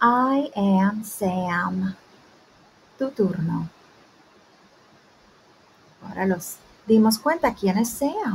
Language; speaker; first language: Spanish; early bilingual, heritage; Spanish